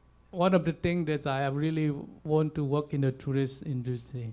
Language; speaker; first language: English; non-native, fluent; Balinese